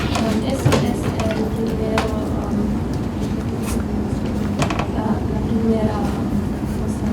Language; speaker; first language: Spanish; non-native, fluent; German